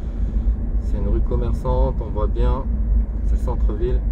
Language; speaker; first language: French; native; French